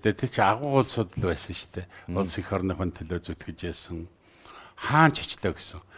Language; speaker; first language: Mongolian; native; Mongolian